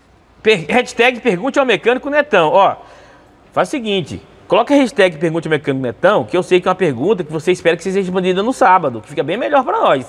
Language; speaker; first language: Portuguese; native; Portuguese